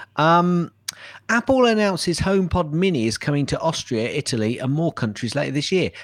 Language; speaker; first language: English; native; English